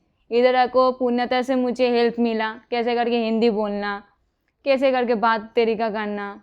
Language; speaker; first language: Hindi; non-native, local second language; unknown